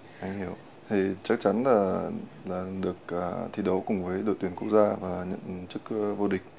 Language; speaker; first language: Vietnamese; early bilingual, heritage; Russian